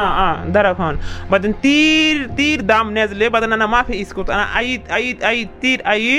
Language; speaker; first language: Arabic; non-native, learner; Bangla